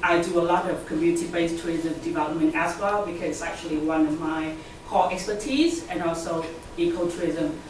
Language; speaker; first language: English; non-native, fluent; Vietnamese